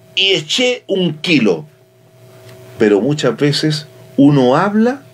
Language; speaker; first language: Spanish; native; Spanish